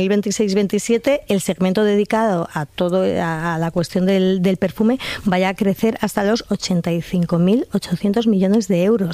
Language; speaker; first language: Spanish; native; Spanish